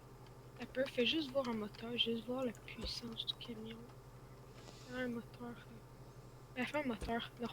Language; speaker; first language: French; native; French